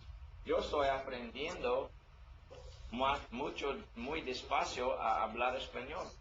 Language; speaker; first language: Spanish; non-native, learner; English